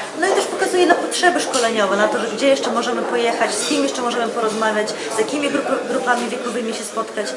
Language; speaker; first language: Polish; native; Polish